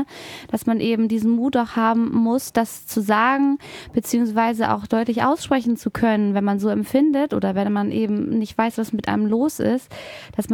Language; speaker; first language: German; native; German